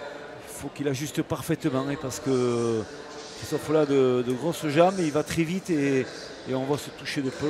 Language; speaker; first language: French; native; French